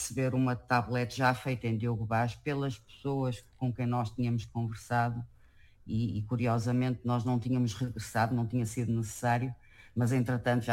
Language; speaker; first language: Portuguese; native; Portuguese